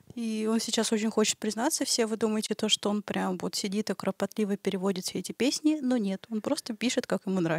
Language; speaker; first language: Russian; native; Russian